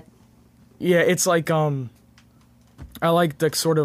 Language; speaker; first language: English; native; English